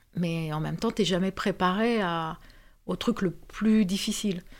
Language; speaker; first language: French; non-native, fluent; Romanian